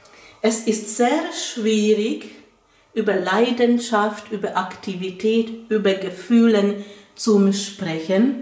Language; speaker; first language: German; non-native, fluent; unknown